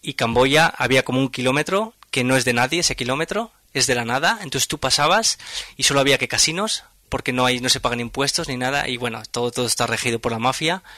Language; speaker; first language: Spanish; native; Spanish